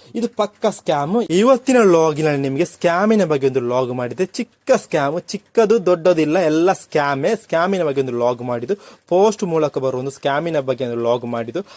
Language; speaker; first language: Kannada; non-native, local second language; Tulu